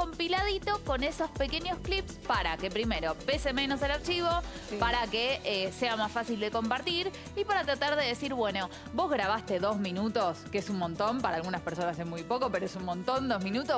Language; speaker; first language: Spanish; native; Spanish